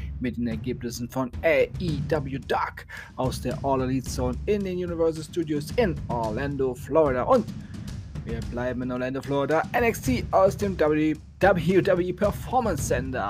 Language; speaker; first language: German; native; German